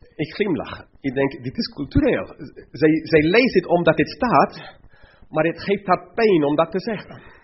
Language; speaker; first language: Dutch; non-native, fluent; English